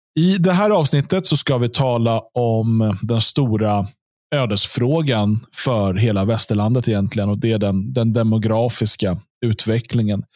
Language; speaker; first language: Swedish; native; Swedish